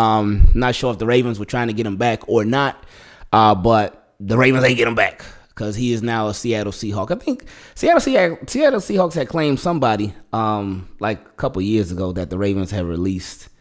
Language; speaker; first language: English; native; English